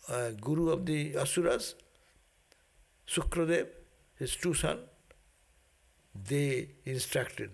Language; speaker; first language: English; non-native, local second language; Bangla